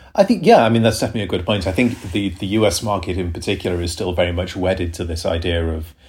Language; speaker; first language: English; native; English